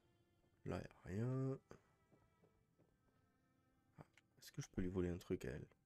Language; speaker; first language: French; native; French